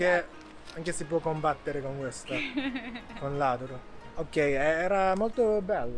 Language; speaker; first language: Italian; non-native, learner; Japanese